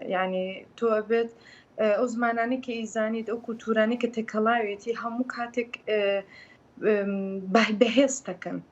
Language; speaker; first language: Central Kurdish; early bilingual, heritage; Central Kurdish